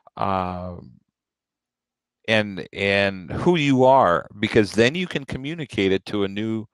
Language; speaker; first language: English; native; English